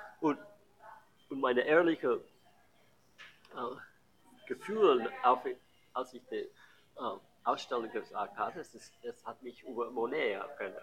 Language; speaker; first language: German; non-native, learner; English